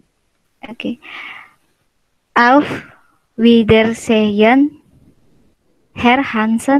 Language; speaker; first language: German; non-native, learner; Indonesian